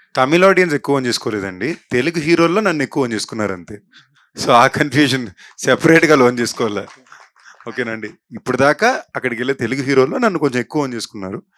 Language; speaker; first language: Telugu; native; Telugu